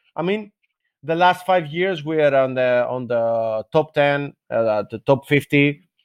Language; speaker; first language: English; non-native, fluent; Greek